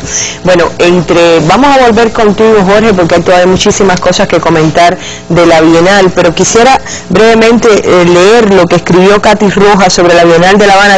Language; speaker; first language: Spanish; native; Spanish